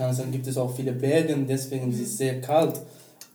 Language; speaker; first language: German; non-native, learner; Persian